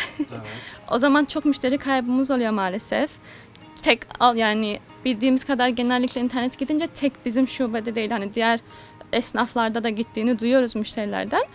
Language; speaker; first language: Turkish; early bilingual, other home language; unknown